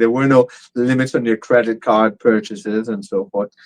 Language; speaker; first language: English; native; English